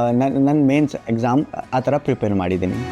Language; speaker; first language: Kannada; non-native, local second language; Urdu